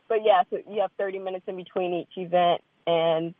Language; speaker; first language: English; native; English